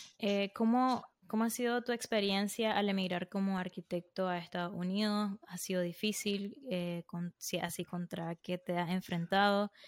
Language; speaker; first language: Spanish; native; Spanish